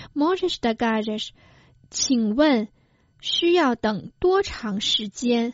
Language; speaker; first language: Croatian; non-native, fluent; Chinese